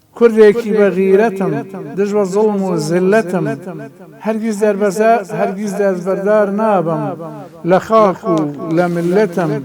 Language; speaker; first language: Central Kurdish; non-native, local second language; Gurani